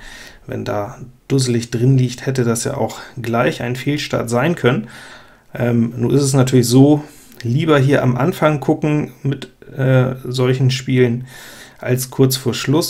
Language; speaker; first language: German; native; German